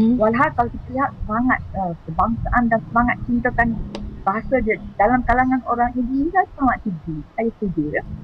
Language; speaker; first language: Malay; native; Malay